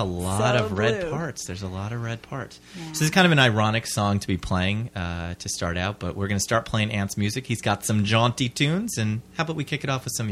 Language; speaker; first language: English; native; English